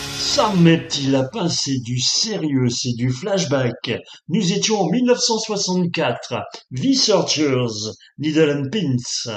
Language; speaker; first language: French; native; French